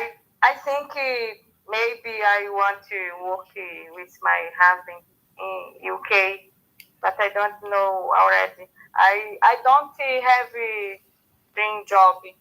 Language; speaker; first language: English; non-native, learner; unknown